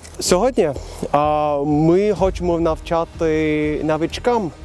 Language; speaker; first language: Ukrainian; non-native, learner; Swedish